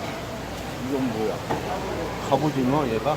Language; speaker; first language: Korean; native; Korean